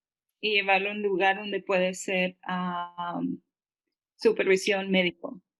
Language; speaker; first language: Spanish; early bilingual, heritage; Spanish